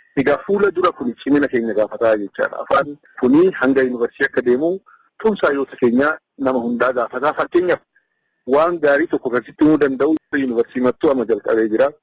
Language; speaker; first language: Oromo; native; Oromo